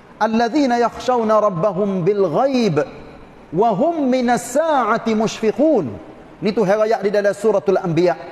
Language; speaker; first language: Malay; native; Malay